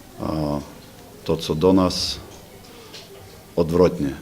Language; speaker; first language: Polish; non-native, fluent; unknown